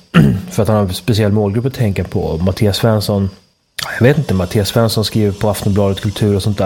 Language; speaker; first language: Swedish; native; Swedish